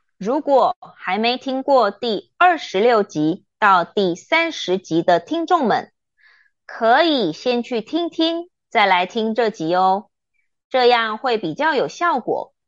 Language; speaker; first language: Chinese; native; Chinese